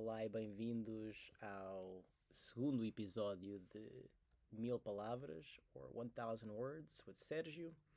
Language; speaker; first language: Portuguese; native; Portuguese